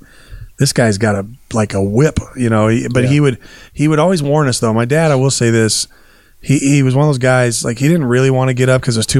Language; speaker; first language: English; native; English